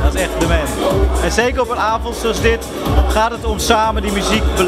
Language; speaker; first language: Dutch; native; Dutch